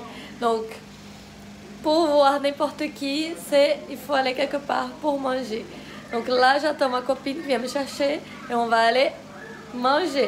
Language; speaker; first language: French; non-native, fluent; Portuguese